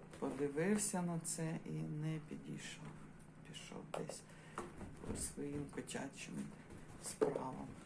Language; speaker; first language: Ukrainian; native; Ukrainian